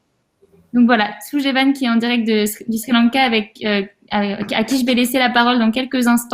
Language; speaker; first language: French; native; French